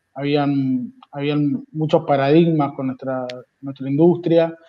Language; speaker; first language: Spanish; native; Spanish